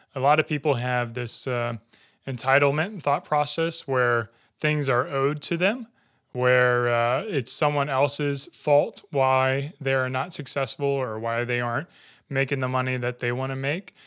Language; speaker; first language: English; native; English